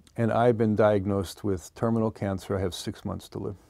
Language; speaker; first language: English; native; English